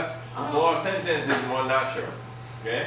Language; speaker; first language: English; non-native, fluent; Japanese